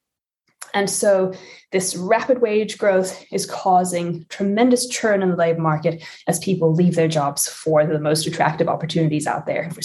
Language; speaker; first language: English; native; English